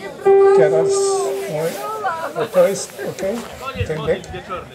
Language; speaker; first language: Polish; non-native, learner; German